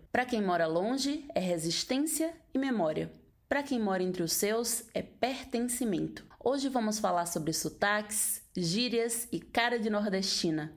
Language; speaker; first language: Portuguese; native; Portuguese